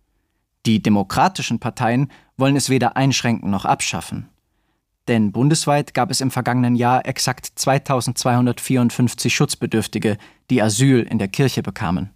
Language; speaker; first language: German; native; German